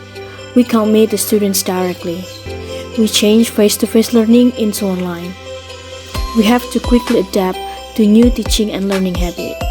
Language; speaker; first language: English; non-native, fluent; Indonesian